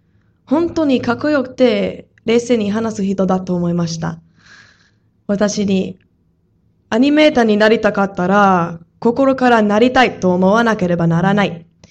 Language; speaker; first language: Japanese; non-native, fluent; English